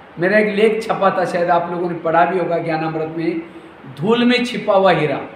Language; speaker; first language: Hindi; non-native, local second language; Marathi